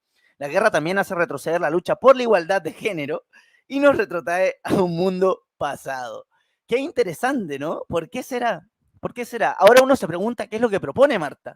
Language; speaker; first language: Spanish; native; Spanish